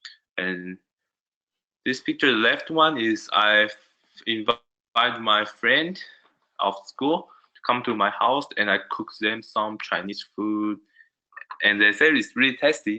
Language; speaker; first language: English; non-native, learner; Chinese